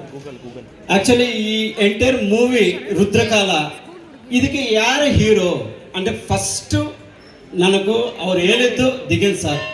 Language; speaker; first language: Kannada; non-native, learner; Telugu